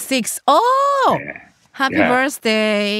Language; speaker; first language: English; non-native, learner; Japanese